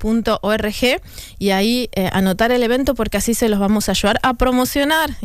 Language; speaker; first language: Spanish; native; Spanish